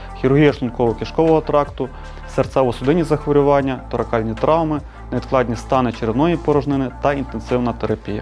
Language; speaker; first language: Ukrainian; native; Ukrainian